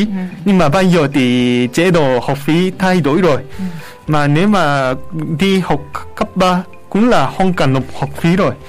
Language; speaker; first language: Vietnamese; non-native, fluent; Japanese